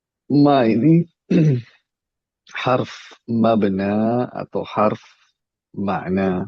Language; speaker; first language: Arabic; non-native, fluent; Indonesian